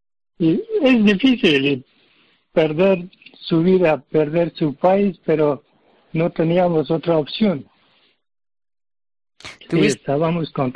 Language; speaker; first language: Spanish; non-native, learner; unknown